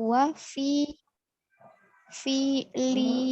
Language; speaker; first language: Arabic; non-native, learner; Indonesian